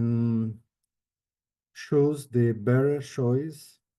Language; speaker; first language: English; non-native, learner; Portuguese